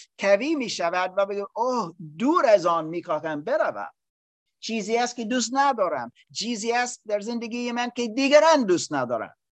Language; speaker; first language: Persian; non-native, learner; English